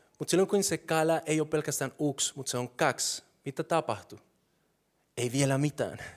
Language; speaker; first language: Finnish; non-native, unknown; Spanish